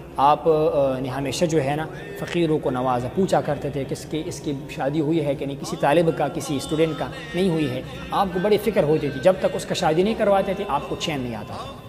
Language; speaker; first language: Urdu; non-native, local second language; Pashto